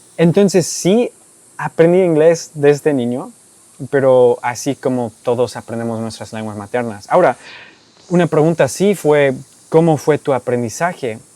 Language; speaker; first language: Spanish; non-native, fluent; English